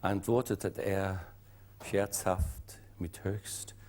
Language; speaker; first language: German; non-native, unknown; English